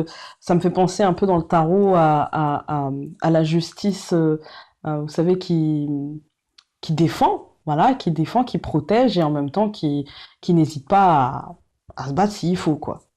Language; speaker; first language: French; native; French